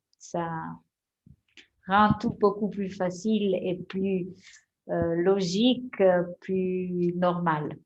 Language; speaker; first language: French; non-native, fluent; Italian